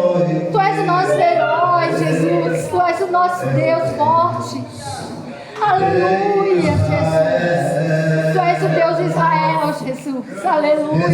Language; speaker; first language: Portuguese; native; Portuguese